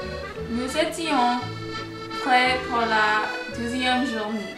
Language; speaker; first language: French; non-native, learner; English